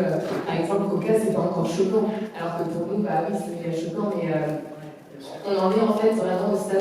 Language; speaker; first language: French; native; French